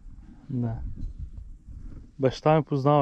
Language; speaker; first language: Bulgarian; non-native, local second language; Turkish